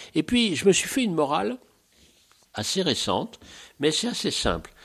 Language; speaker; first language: French; native; French